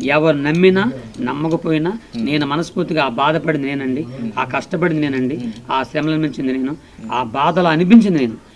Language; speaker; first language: Telugu; non-native, local second language; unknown